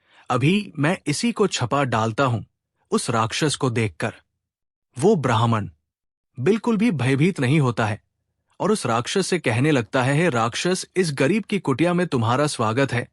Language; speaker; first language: Hindi; native; Hindi